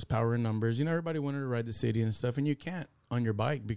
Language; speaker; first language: English; early bilingual, other home language; Spanish